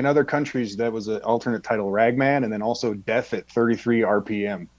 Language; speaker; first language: English; native; English